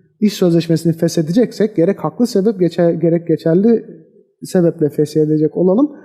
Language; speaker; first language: Turkish; native; Turkish